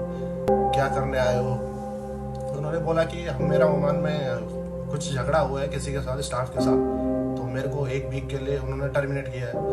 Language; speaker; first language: Hindi; native; Hindi